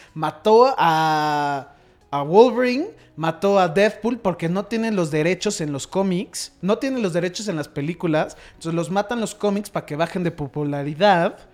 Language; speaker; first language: Spanish; native; Spanish